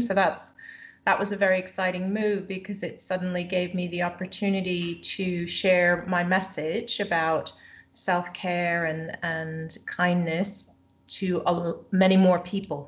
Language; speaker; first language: English; native; English